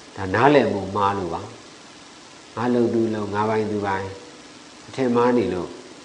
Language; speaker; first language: Burmese; native; Burmese